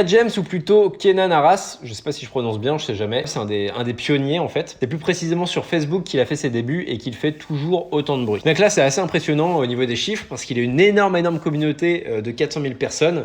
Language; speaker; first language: French; native; French